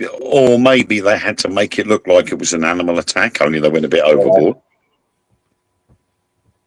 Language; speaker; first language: English; native; English